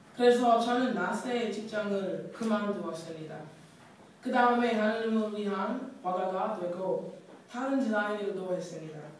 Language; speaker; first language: Korean; non-native, fluent; English